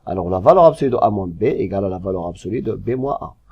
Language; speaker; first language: French; non-native, local second language; Arabic